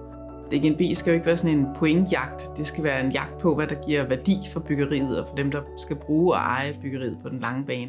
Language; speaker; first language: Danish; native; Danish